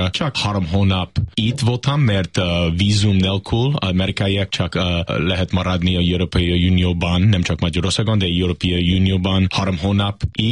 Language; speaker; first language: Hungarian; non-native, learner; English